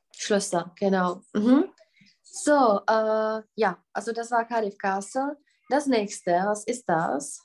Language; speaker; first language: German; non-native, fluent; Czech